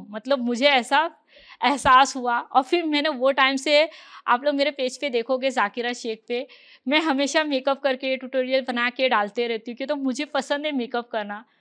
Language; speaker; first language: Hindi; native; Hindi